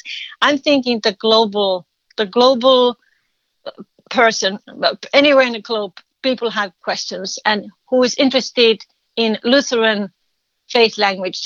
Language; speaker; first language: English; non-native, fluent; Finnish